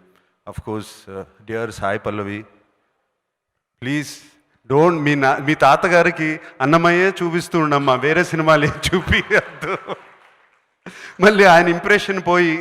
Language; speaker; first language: Telugu; native; Telugu